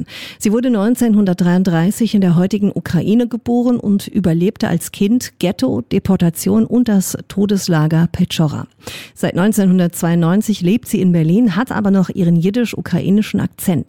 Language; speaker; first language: German; native; German